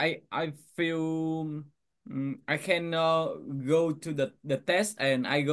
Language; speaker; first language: English; non-native, learner; Vietnamese